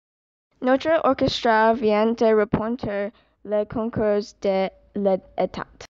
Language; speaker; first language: French; non-native, learner; English